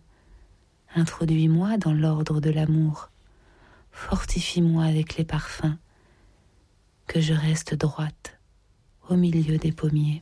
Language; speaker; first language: French; native; French